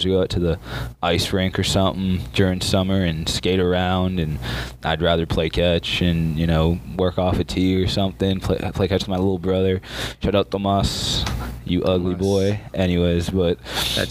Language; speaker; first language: English; native; English